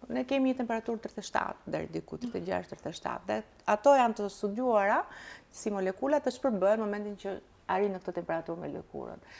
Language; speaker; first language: Albanian; early bilingual, heritage; Albanian